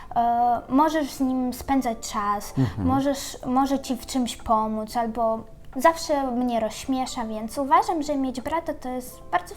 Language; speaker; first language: Polish; early bilingual, other home language; Ukrainian